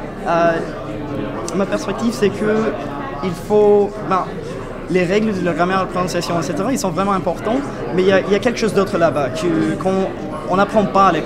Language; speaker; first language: French; non-native, fluent; English